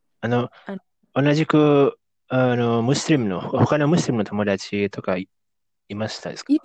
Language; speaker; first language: Japanese; non-native, fluent; Indonesian